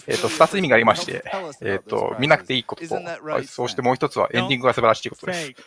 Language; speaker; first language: Japanese; native; Japanese